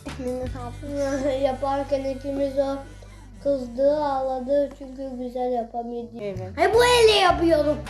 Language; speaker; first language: Turkish; early bilingual, heritage; Turkish